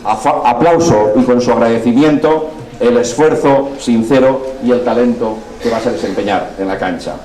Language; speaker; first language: Spanish; native; Spanish